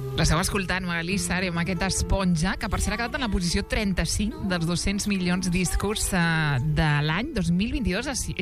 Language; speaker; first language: Catalan; native; Catalan